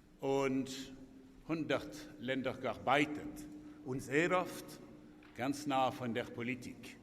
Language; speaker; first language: German; non-native, local second language; French